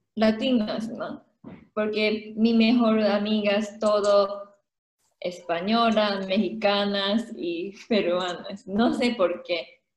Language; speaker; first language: Spanish; non-native, learner; Japanese